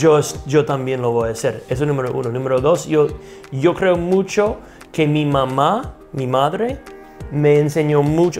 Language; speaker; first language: Spanish; non-native, fluent; English